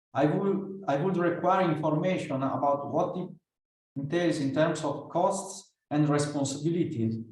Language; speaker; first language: English; non-native, fluent; Italian